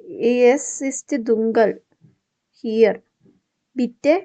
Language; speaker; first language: German; non-native, learner; Malayalam